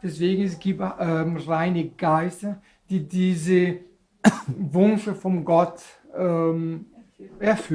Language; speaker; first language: German; non-native, learner; Portuguese